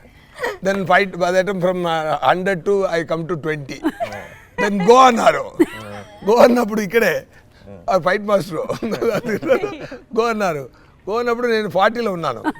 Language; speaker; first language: Telugu; non-native, fluent; Tamil